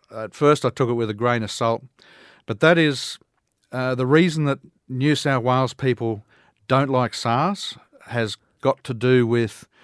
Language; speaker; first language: English; native; English